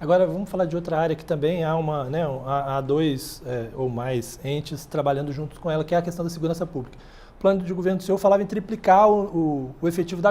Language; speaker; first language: Portuguese; native; Portuguese